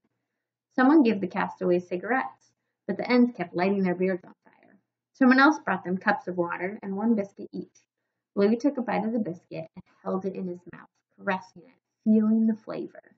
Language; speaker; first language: English; native; English